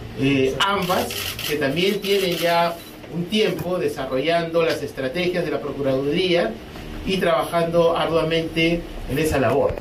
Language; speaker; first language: Spanish; native; Spanish